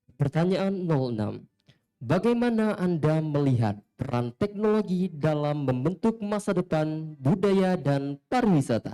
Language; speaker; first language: Indonesian; native; Indonesian